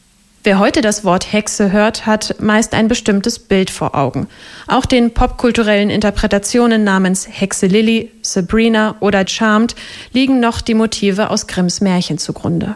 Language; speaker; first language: German; native; German